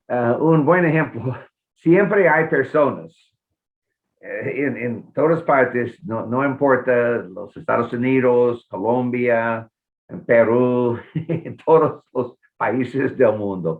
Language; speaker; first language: Spanish; non-native, fluent; English